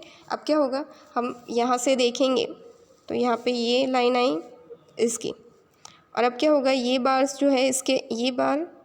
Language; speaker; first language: Hindi; native; Hindi